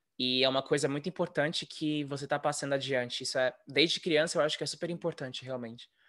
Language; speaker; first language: Portuguese; native; Portuguese